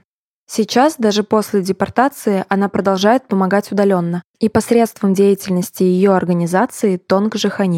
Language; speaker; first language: Russian; native; Russian